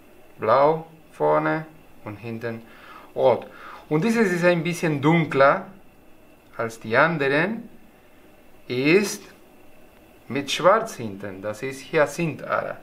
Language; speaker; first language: German; non-native, learner; Spanish